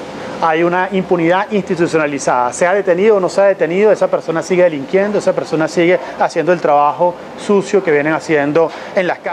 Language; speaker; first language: Spanish; native; Spanish